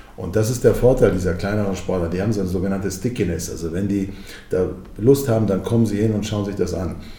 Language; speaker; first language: German; early bilingual, other home language; Croatian